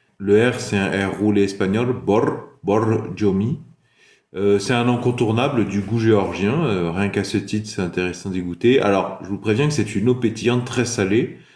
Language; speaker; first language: French; native; French